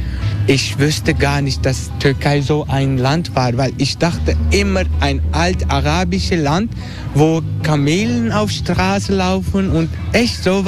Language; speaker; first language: German; non-native, learner; Turkish